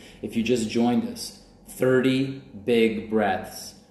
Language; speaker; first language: English; native; English